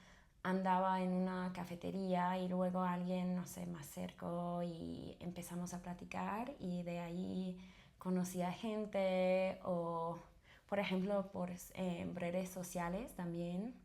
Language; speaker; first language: Spanish; non-native, fluent; English